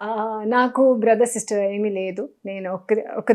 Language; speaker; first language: Telugu; non-native, learner; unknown